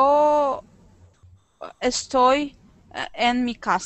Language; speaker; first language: Spanish; non-native, learner; Russian